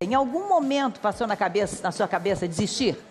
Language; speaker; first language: Portuguese; native; Portuguese